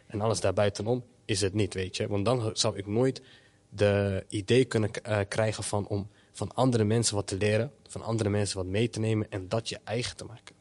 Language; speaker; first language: Dutch; early bilingual, other home language; Somali